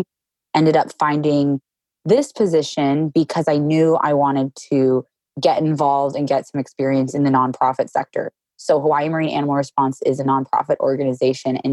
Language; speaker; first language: English; native; English